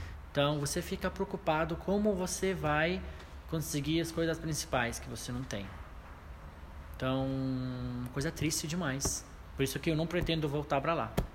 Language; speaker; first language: Portuguese; non-native, fluent; Arabic